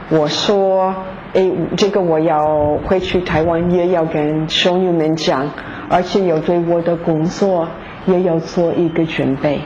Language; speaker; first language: Chinese; non-native, fluent; English